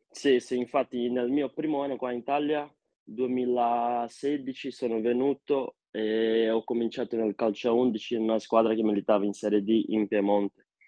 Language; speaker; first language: Italian; non-native, fluent; Portuguese